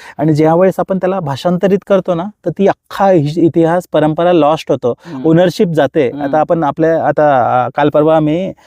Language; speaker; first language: Marathi; non-native, local second language; Kukna